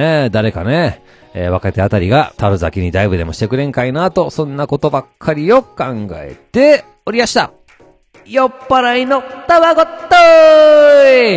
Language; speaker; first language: Japanese; native; Japanese